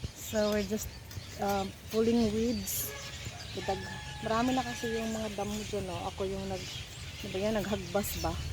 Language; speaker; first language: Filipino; non-native, local second language; Cebuano